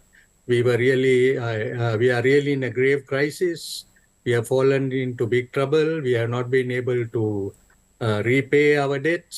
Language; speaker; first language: English; non-native, local second language; Sinhala